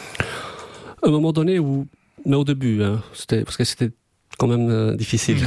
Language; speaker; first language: French; non-native, fluent; Albanian